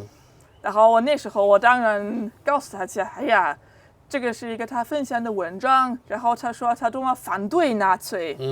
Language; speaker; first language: Chinese; non-native, fluent; German